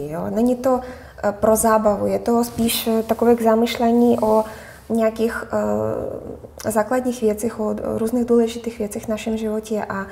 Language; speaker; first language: Czech; non-native, fluent; Russian